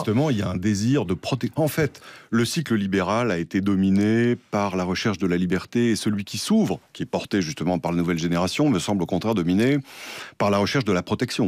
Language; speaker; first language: French; native; French